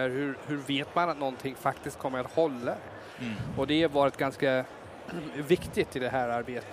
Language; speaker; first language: Swedish; non-native, fluent; English